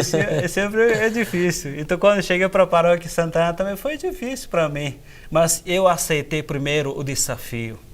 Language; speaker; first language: Portuguese; non-native, fluent; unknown